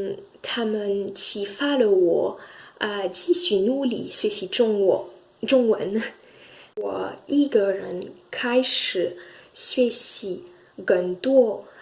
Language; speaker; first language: Chinese; non-native, learner; French